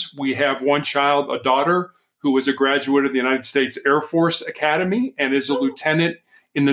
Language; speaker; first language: English; native; English